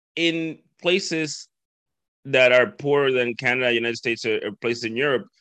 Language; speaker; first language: English; non-native, fluent; Spanish